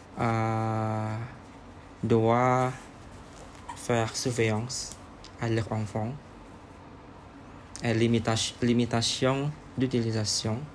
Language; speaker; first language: French; non-native, learner; Indonesian